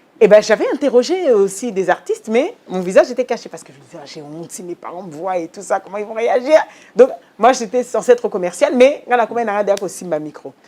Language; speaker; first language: French; early bilingual, other home language; Lingala